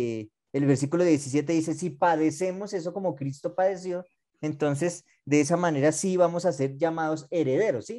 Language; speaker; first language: Spanish; native; Spanish